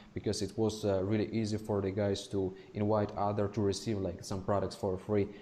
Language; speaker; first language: English; non-native, fluent; Russian